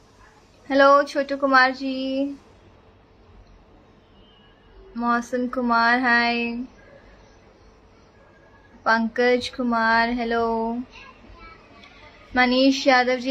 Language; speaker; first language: Hindi; native; Hindi